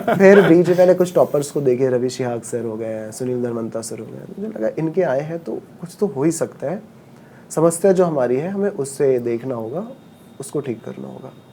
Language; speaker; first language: Hindi; non-native, local second language; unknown